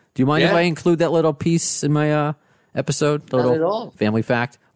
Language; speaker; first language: English; native; English